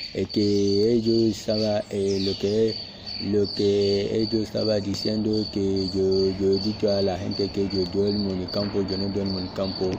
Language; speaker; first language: Spanish; non-native, learner; French